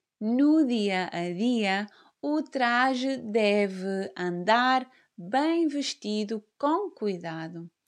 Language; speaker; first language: Portuguese; native; Portuguese